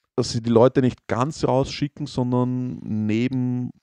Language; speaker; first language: German; native; German